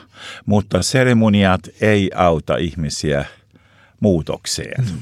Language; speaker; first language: Finnish; non-native, local second language; Swedish